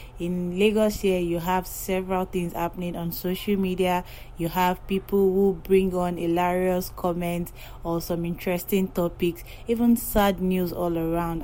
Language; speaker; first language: English; non-native, local second language; Yoruba